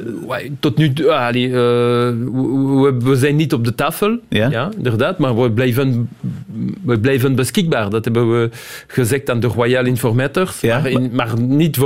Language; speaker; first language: Dutch; non-native, local second language; French